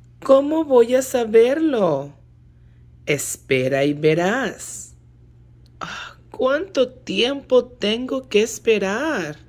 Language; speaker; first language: Spanish; early bilingual, heritage; Spanish